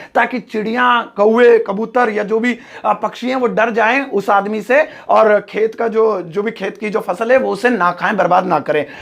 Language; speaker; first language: Hindi; native; Hindi